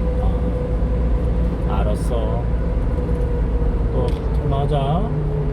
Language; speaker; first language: Korean; native; Korean